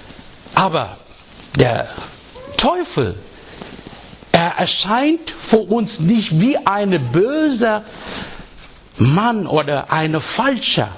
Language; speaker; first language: German; non-native, fluent; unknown